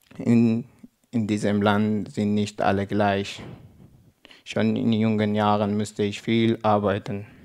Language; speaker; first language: German; non-native, learner; Persian